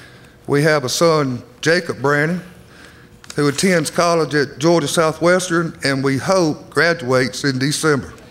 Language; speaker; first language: English; native; English